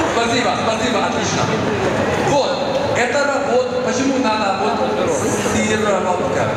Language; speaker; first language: Russian; non-native, fluent; Swedish